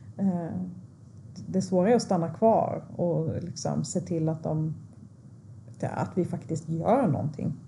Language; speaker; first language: Swedish; early bilingual, other home language; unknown